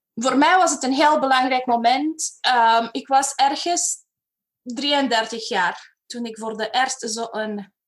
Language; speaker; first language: Dutch; non-native, fluent; Romanian